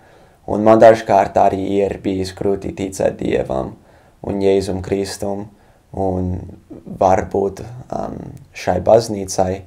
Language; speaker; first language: Latvian; non-native, fluent; English